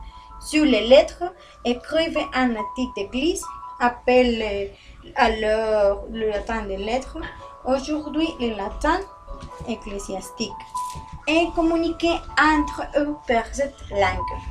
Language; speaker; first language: French; non-native, learner; Spanish